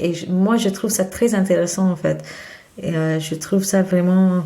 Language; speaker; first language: French; non-native, fluent; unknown